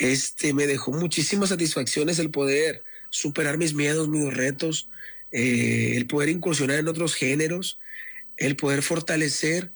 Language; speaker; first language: Spanish; native; Spanish